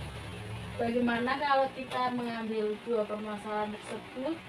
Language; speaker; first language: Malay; non-native, local second language; Javanese